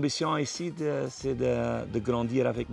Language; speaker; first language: French; non-native, fluent; Dutch